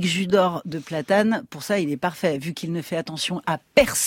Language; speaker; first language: French; native; French